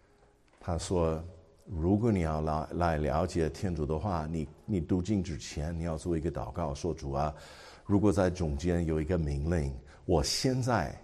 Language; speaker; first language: Chinese; non-native, fluent; English